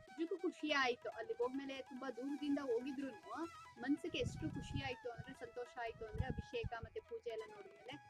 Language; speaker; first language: Kannada; native; Kannada